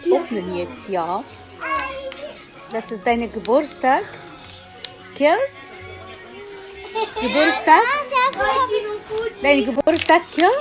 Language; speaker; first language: German; non-native, learner; Arabic